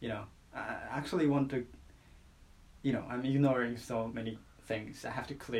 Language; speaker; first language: English; non-native, fluent; Japanese